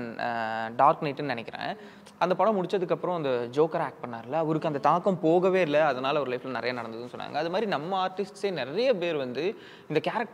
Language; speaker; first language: Tamil; native; Tamil